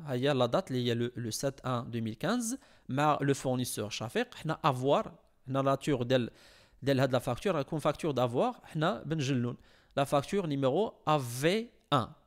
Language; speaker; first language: French; non-native, local second language; Arabic